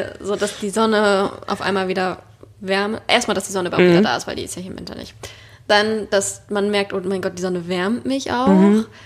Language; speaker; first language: German; native; German